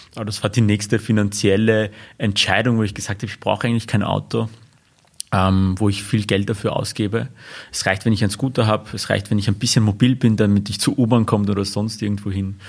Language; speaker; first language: German; early bilingual, other home language; Armenian